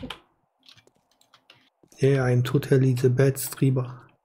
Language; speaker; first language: English; non-native, fluent; German